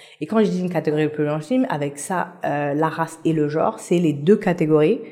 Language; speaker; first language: French; non-native, local second language; Haitian Creole